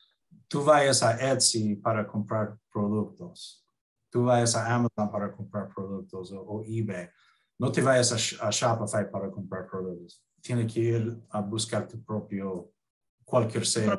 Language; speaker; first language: Spanish; non-native, fluent; English